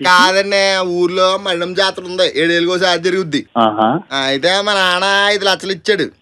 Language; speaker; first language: Telugu; native; Telugu